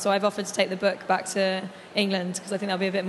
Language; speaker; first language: English; native; English